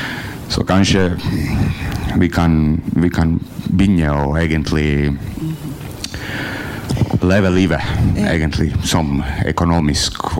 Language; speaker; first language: Norwegian; non-native, learner; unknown